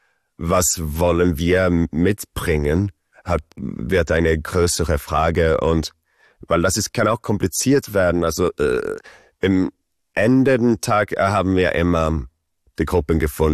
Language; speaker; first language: German; early bilingual, heritage; Swedish